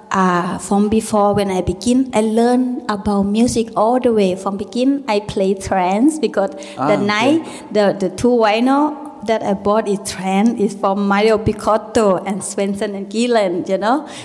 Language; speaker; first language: English; non-native, learner; Thai